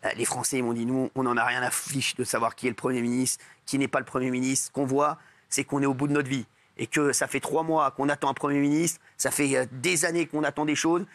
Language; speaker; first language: French; native; French